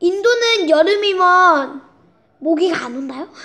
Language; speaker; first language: Korean; early bilingual, heritage; Korean